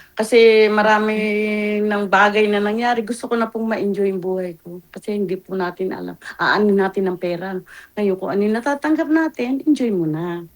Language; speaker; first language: Filipino; native; Filipino